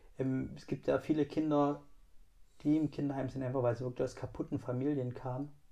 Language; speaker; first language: German; native; German